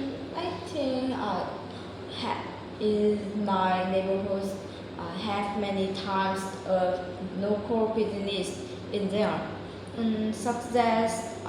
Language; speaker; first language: English; non-native, learner; Vietnamese